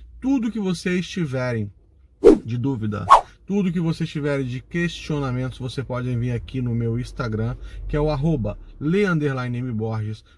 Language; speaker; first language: Portuguese; native; Portuguese